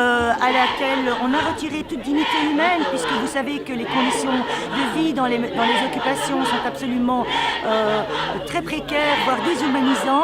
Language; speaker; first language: French; native; French